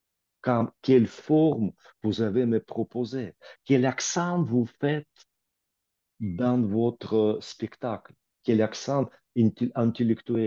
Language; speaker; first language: French; non-native, fluent; Russian